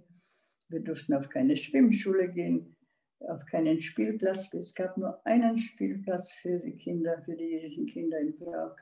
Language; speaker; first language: German; non-native, local second language; Czech